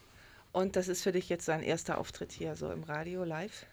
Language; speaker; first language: German; native; German